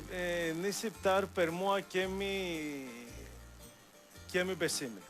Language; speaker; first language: Albanian; non-native, learner; Greek